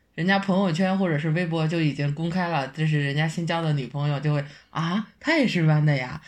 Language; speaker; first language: Chinese; native; Chinese